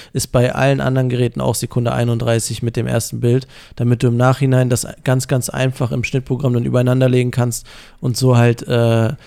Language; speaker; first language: German; native; German